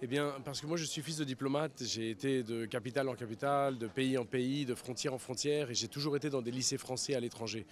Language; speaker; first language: French; early bilingual, heritage; Spanish